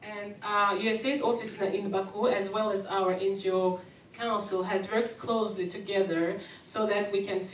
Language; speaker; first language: English; non-native, fluent; Azerbaijani